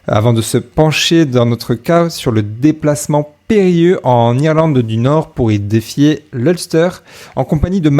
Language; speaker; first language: French; native; French